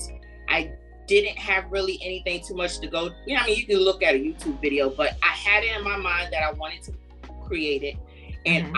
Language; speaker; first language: English; native; English